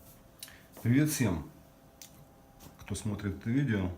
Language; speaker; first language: Russian; native; Russian